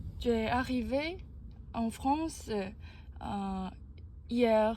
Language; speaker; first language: French; non-native, learner; Korean